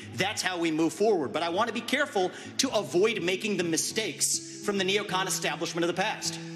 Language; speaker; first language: English; native; English